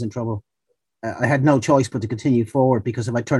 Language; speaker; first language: English; native; English